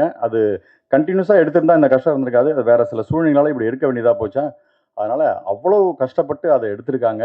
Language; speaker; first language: Tamil; native; Tamil